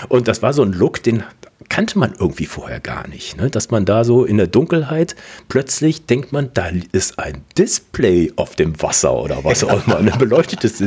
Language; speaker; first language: German; native; German